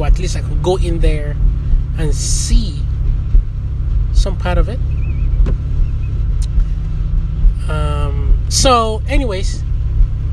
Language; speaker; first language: English; non-native, local second language; Hausa